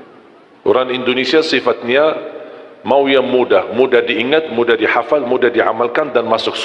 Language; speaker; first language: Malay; non-native, fluent; Arabic